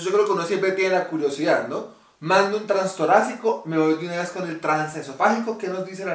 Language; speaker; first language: Spanish; native; Spanish